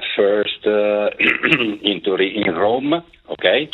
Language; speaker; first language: English; non-native, fluent; Italian